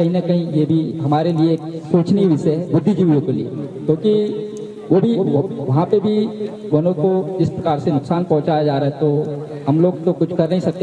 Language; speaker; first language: Hindi; native; Hindi